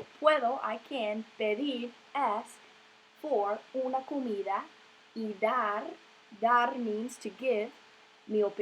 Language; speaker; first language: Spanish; non-native, fluent; English